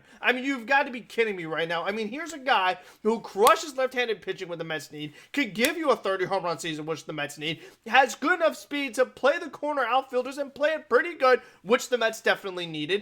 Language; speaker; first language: English; native; English